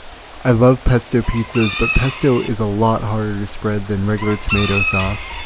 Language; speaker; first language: English; native; English